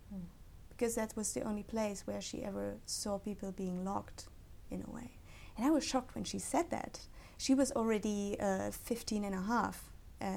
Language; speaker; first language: English; non-native, fluent; German